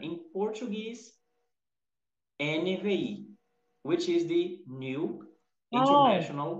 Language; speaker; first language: English; non-native, fluent; Portuguese